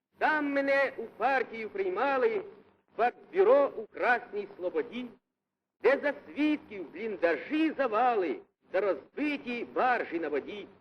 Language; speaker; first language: Ukrainian; native; Ukrainian